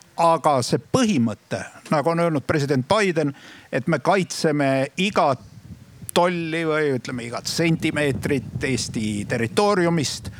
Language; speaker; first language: Estonian; native; Estonian